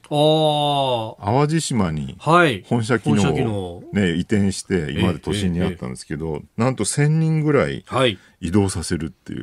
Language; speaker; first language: Japanese; native; Japanese